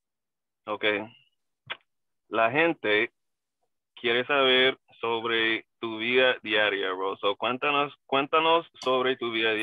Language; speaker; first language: Spanish; non-native, learner; English